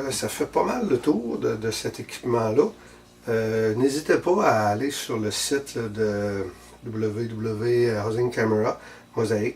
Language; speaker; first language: French; native; French